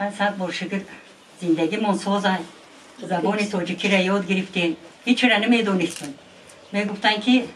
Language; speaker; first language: Persian; non-native, learner; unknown